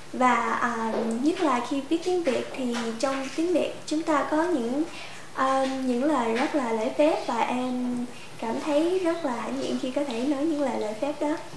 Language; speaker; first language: Vietnamese; early bilingual, heritage; Vietnamese